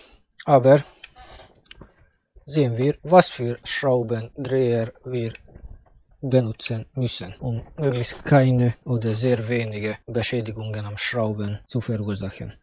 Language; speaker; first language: German; non-native, fluent; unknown